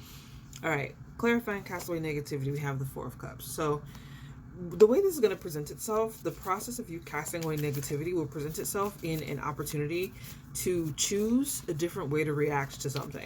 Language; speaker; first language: English; native; English